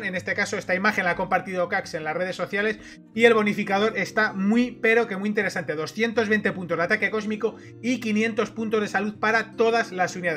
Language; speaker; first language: Spanish; native; Spanish